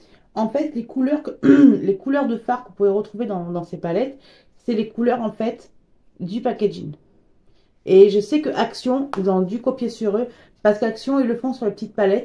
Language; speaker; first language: French; native; French